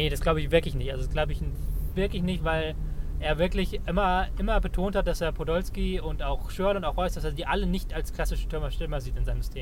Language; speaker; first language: German; native; German